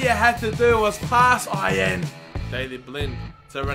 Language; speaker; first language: English; native; English